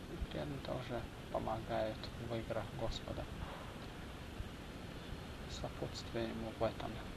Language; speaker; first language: Russian; native; Russian